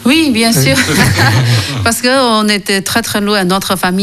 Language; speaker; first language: French; non-native, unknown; Chinese